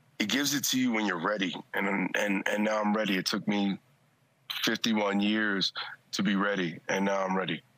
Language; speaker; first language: English; native; English